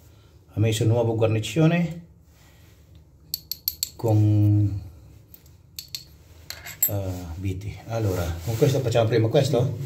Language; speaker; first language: Italian; non-native, learner; Filipino